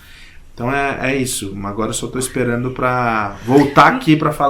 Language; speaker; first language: Portuguese; native; Portuguese